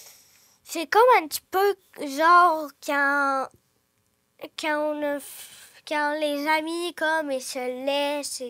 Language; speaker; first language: French; early bilingual, other home language; Ukrainian